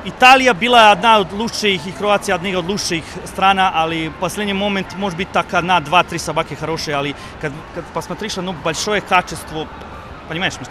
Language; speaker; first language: Russian; non-native, learner; Serbian